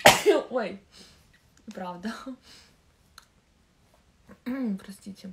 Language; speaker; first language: Russian; native; Russian